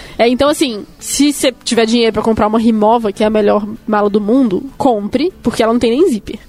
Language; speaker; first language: Portuguese; native; Portuguese